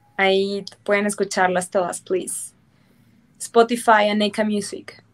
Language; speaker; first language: Spanish; native; Spanish